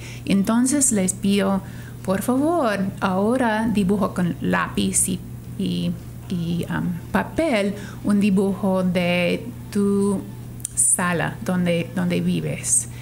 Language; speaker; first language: Spanish; non-native, fluent; English